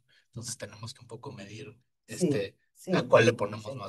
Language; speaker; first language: Spanish; native; Spanish